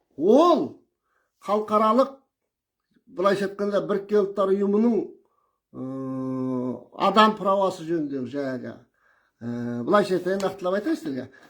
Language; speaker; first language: Kazakh; early bilingual, heritage; Kazakh